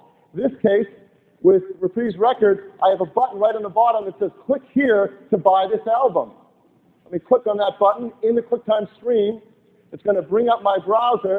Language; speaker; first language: English; native; English